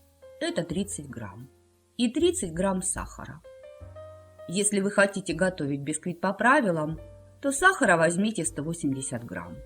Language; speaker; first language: Russian; native; Russian